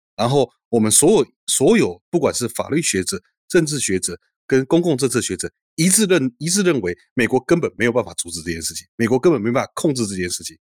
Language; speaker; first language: Chinese; native; Chinese